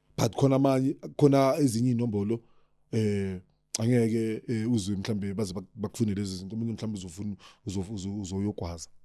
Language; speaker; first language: Zulu; native; Zulu